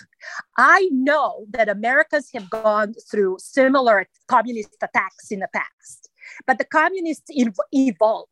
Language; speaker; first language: English; non-native, fluent; Serbian